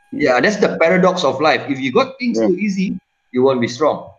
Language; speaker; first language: English; non-native, local second language; Malay